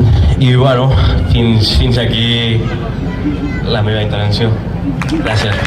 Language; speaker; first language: Catalan; early bilingual, other home language; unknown